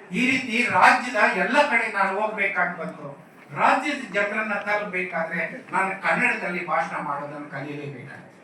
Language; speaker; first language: Kannada; non-native, local second language; Telugu